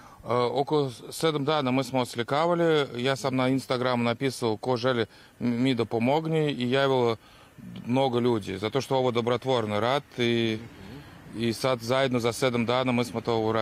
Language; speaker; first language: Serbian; non-native, fluent; Russian